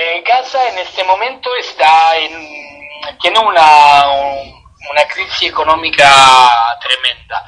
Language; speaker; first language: Spanish; non-native, fluent; Italian